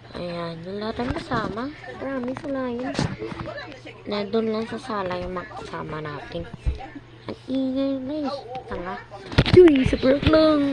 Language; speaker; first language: Filipino; non-native, local second language; Cebuano